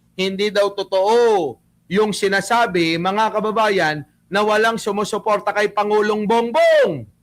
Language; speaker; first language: Filipino; native; Filipino